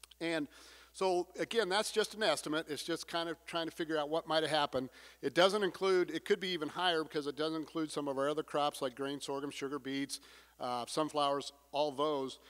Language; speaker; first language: English; native; English